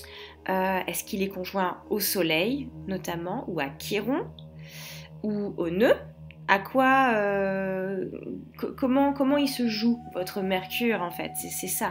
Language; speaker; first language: French; native; French